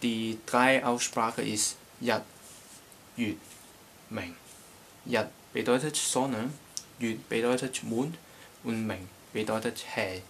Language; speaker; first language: German; non-native, learner; Cantonese